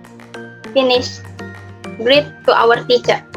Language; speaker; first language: English; non-native, learner; Indonesian